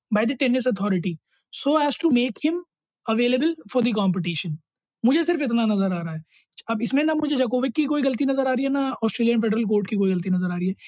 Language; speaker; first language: Hindi; native; Hindi